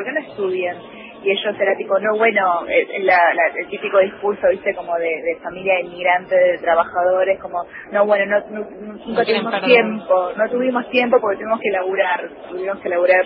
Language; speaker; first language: Spanish; early bilingual, other home language; Korean